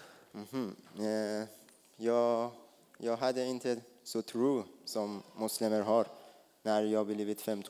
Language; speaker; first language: Swedish; non-native, learner; Persian